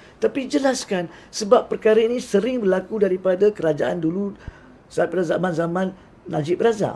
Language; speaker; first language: Malay; native; Malay